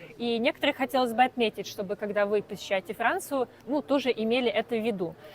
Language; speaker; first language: Russian; native; Russian